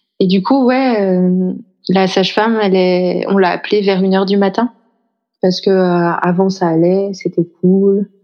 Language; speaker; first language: French; native; French